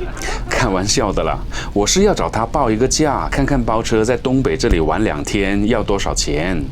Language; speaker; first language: Chinese; native; Chinese